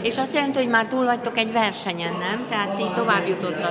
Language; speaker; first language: Hungarian; native; Hungarian